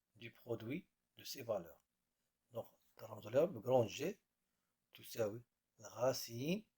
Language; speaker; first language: French; non-native, local second language; Arabic